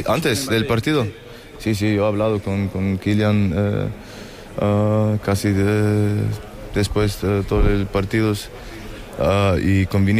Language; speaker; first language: Spanish; non-native, fluent; German